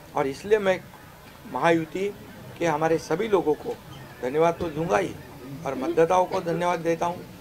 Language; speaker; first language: Hindi; non-native, local second language; Marathi